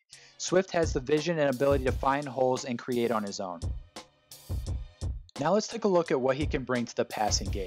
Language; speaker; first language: English; native; English